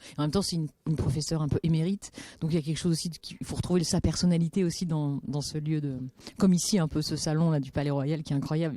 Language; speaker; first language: French; native; French